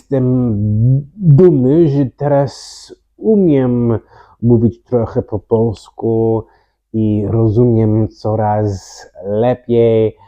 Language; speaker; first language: Polish; non-native, learner; English